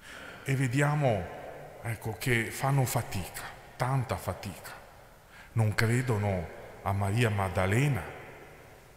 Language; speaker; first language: Italian; native; Italian